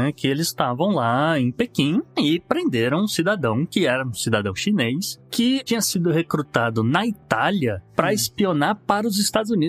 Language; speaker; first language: Portuguese; native; Portuguese